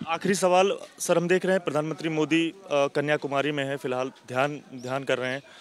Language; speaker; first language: Hindi; native; Hindi